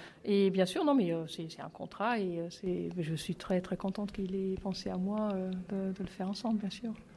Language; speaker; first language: French; non-native, fluent; German